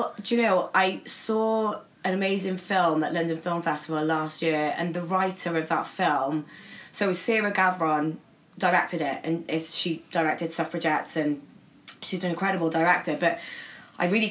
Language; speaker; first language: English; native; English